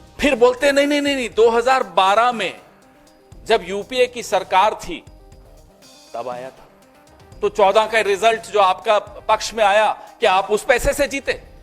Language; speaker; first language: Hindi; native; Hindi